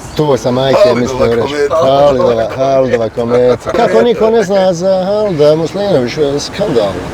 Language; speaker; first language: Bosnian; native; Bosnian